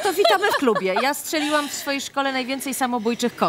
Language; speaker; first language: Polish; native; Polish